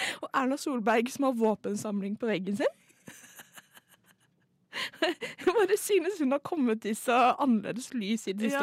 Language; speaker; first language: Norwegian; native; Norwegian